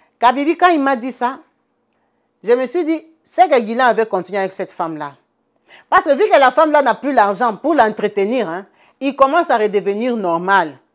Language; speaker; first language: French; non-native, local second language; Lingala